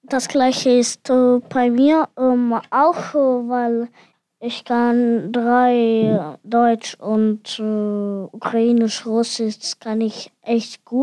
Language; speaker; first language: German; non-native, learner; Ukrainian